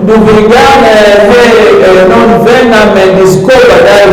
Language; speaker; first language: Swedish; non-native, learner; French